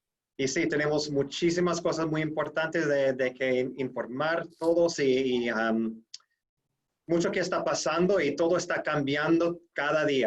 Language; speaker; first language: Spanish; non-native, fluent; English